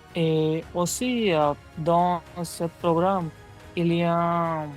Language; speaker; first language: French; non-native, learner; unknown